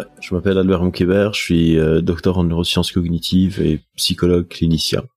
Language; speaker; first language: French; non-native, local second language; Arabic